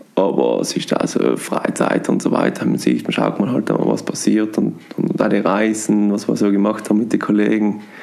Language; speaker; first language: German; native; German